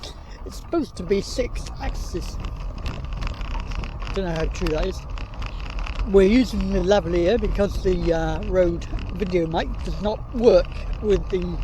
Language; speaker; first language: English; native; English